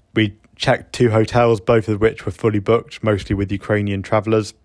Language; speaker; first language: English; native; English